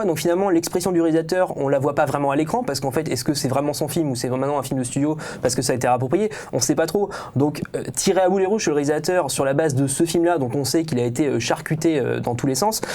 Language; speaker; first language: French; native; French